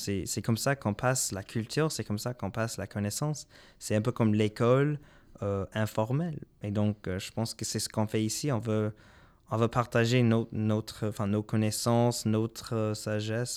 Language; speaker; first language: French; non-native, local second language; English